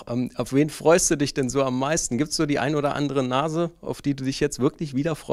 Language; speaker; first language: German; native; German